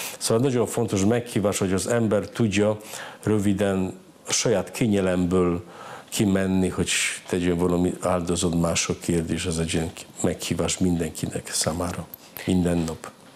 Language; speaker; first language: Hungarian; non-native, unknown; Polish